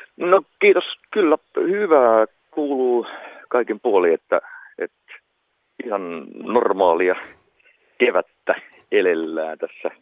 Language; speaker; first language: Finnish; native; Finnish